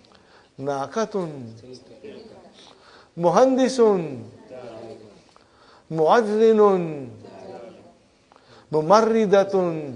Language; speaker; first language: Arabic; non-native, fluent; English